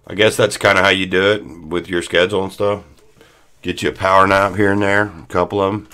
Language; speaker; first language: English; native; English